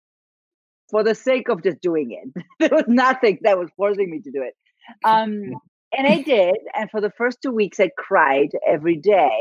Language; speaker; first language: English; non-native, fluent; Spanish